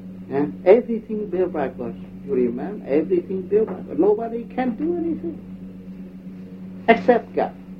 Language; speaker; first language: English; non-native, learner; Vietnamese